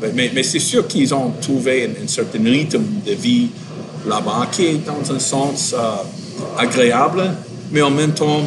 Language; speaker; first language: French; non-native, fluent; English